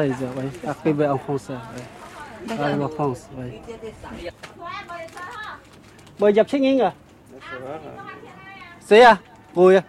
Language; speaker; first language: French; non-native, learner; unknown